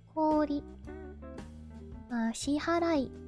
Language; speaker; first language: Japanese; non-native, learner; English